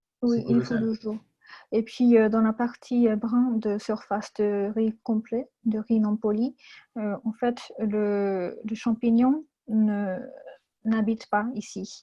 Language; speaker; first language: French; non-native, fluent; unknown